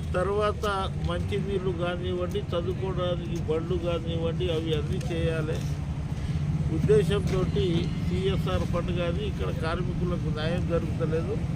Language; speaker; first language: Telugu; non-native, local second language; Lambadi